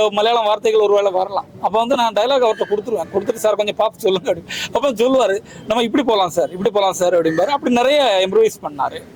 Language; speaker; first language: Tamil; non-native, local second language; Malayalam